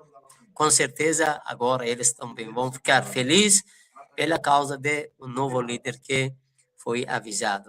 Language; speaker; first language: Portuguese; non-native, fluent; Persian